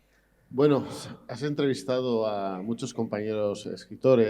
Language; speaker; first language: Spanish; native; Spanish